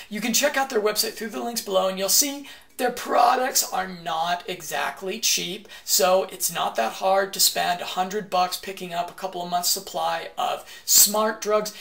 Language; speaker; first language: English; native; English